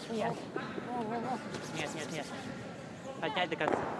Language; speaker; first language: Russian; native; Russian